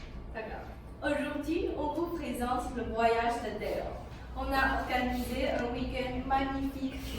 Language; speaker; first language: French; non-native, fluent; Chinese